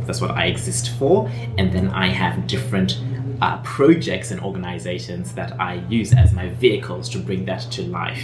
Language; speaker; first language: English; native; English